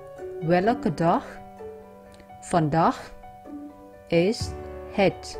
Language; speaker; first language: Dutch; non-native, learner; Vietnamese